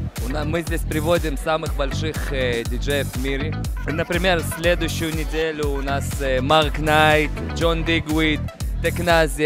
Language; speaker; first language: Russian; early bilingual, other home language; Hebrew